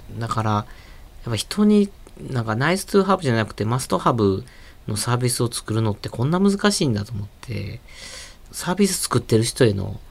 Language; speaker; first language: Japanese; native; Japanese